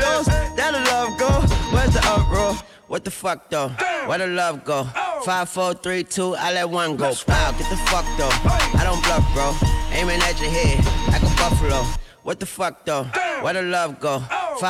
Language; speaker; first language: English; non-native, fluent; Portuguese